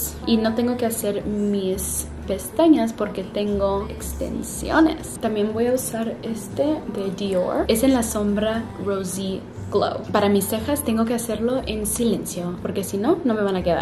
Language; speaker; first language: Spanish; early bilingual, heritage; Spanish